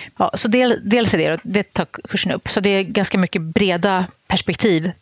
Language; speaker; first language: Swedish; native; Swedish